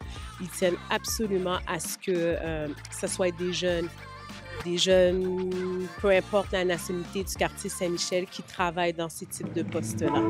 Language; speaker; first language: French; native; French